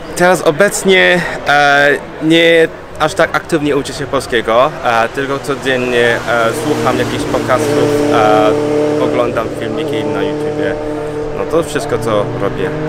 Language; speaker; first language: Polish; non-native, fluent; Cantonese